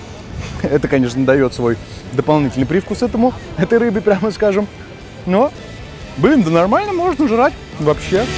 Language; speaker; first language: Russian; native; Russian